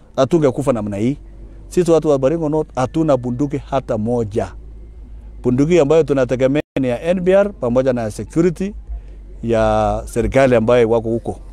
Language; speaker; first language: Swahili; non-native, local second language; Kalenjin